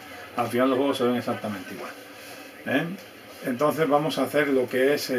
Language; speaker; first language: Spanish; native; Spanish